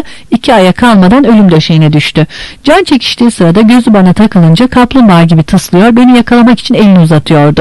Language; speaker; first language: Turkish; native; Turkish